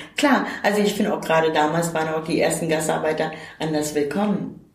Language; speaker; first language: German; non-native, fluent; Turkish